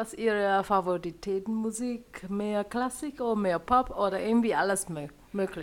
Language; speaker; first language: German; non-native, learner; Chinese